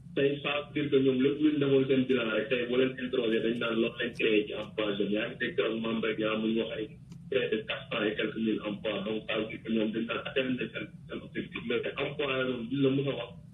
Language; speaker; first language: Wolof; native; Wolof